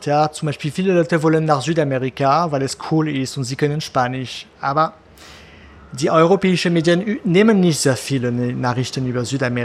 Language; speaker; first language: German; non-native, fluent; French